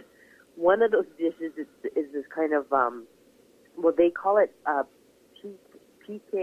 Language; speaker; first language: English; native; English